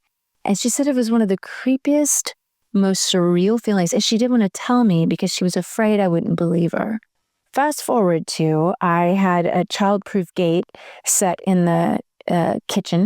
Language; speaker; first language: English; native; English